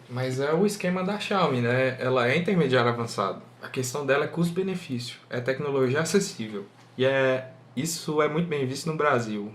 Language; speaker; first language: Portuguese; native; Portuguese